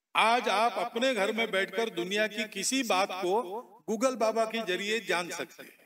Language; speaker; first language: Hindi; non-native, local second language; Marathi